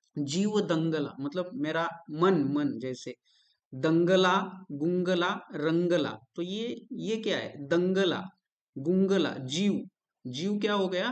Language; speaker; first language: Hindi; non-native, local second language; Marathi